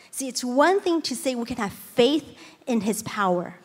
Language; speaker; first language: English; early bilingual, other home language; Chinese